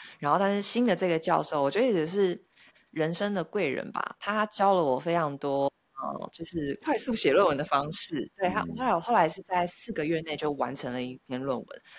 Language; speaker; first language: Chinese; native; Chinese